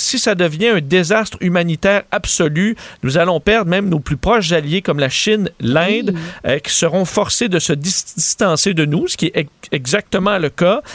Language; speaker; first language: French; native; French